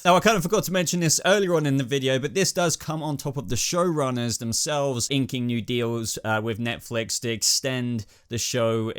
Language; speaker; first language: English; native; English